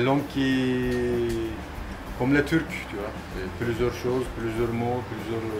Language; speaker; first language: French; non-native, learner; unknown